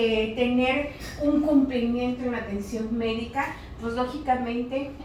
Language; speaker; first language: Spanish; native; Spanish